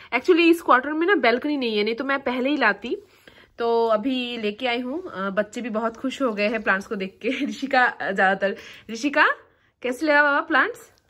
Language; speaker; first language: Hindi; non-native, local second language; Bangla